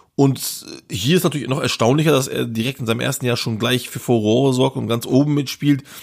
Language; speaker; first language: German; early bilingual, other home language; Turkish